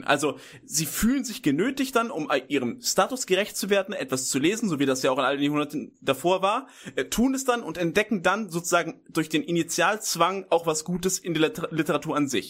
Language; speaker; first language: German; native; German